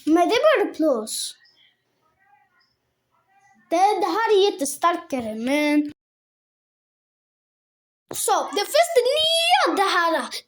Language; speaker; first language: Swedish; non-native, local second language; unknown